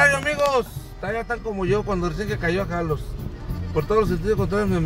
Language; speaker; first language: Spanish; native; Spanish